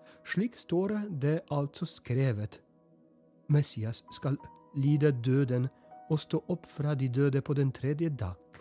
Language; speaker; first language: Norwegian; non-native, fluent; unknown